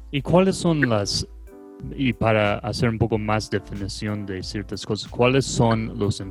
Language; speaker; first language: Spanish; non-native, fluent; English